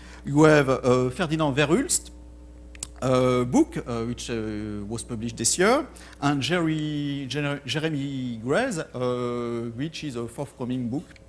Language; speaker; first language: English; non-native, fluent; French